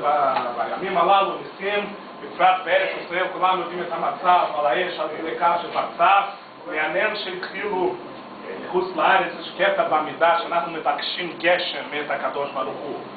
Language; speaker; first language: Hebrew; non-native, fluent; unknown